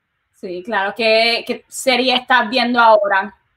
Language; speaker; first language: Spanish; native; Spanish